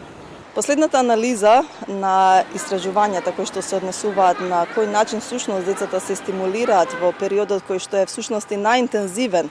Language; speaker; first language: Macedonian; native; Macedonian